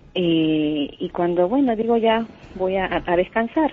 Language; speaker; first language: Spanish; native; Spanish